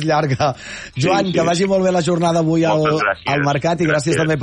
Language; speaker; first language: Catalan; native; Catalan